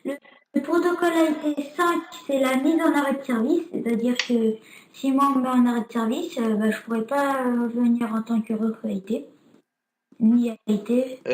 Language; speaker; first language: French; native; French